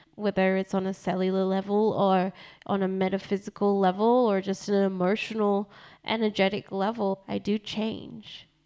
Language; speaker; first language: English; early bilingual, other home language; Japanese